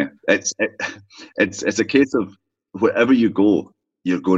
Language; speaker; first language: English; native; English